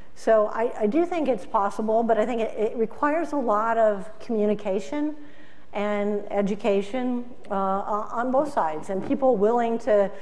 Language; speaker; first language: English; native; English